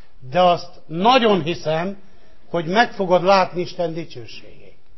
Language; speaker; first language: Hungarian; native; Hungarian